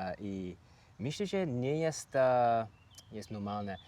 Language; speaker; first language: Polish; non-native, learner; English